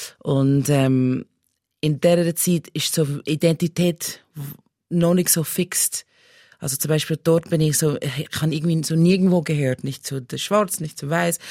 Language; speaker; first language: German; non-native, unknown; English